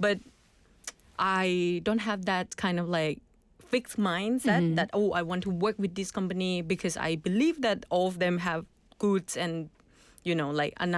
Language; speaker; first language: English; non-native, fluent; Thai